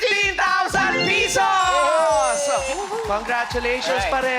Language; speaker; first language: Filipino; native; Filipino